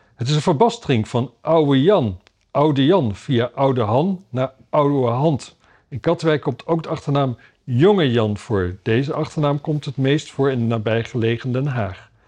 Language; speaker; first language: Dutch; native; Dutch